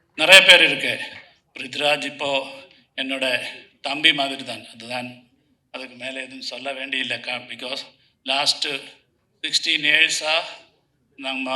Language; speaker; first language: Tamil; non-native, learner; Malayalam